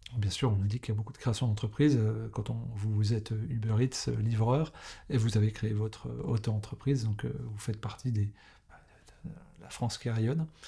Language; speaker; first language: French; native; French